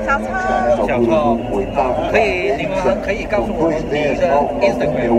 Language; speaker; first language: Chinese; non-native, local second language; Cantonese